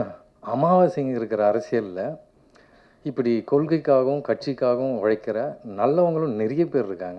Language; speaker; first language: Tamil; native; Tamil